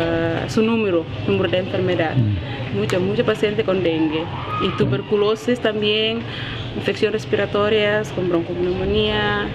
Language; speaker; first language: Spanish; non-native, learner; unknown